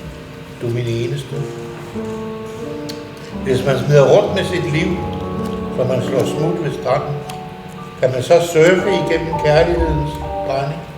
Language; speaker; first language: Danish; native; Danish